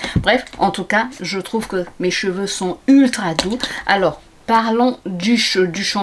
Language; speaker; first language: French; native; French